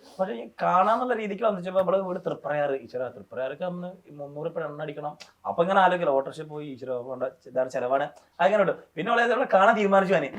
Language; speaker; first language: Malayalam; native; Malayalam